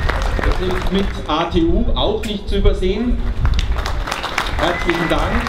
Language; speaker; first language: German; native; German